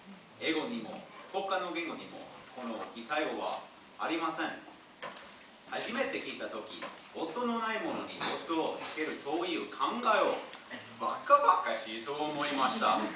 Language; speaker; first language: Japanese; non-native, learner; English